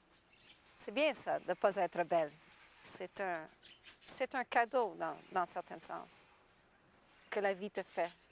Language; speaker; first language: French; non-native, local second language; English